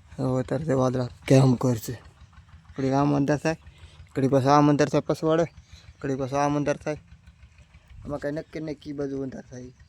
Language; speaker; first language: Gujarati; native; Gujarati